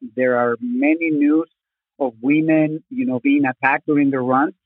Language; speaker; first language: English; non-native, fluent; Spanish